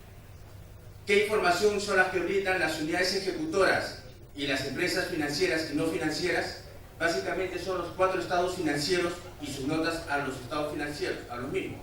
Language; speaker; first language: Spanish; native; Spanish